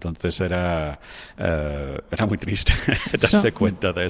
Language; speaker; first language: Spanish; non-native, fluent; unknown